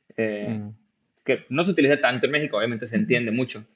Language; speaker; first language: Spanish; native; Spanish